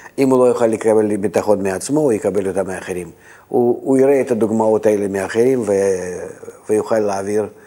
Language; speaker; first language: Hebrew; non-native, fluent; Russian